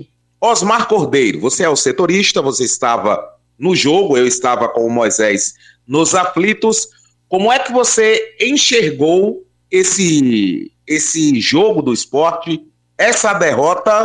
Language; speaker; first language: Portuguese; native; Portuguese